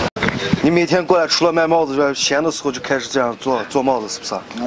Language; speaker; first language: Chinese; native; Chinese